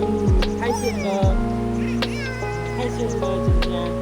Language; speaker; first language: Chinese; non-native, fluent; Nepali